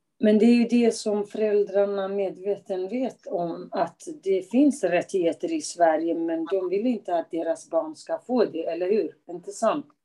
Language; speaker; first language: Swedish; non-native, fluent; Persian